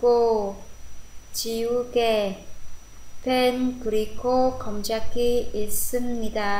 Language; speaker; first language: Korean; non-native, fluent; Vietnamese